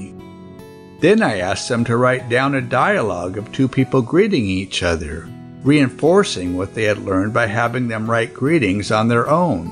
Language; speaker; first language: English; non-native, local second language; Yoruba